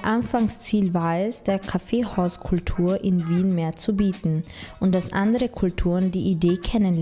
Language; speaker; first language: German; native; German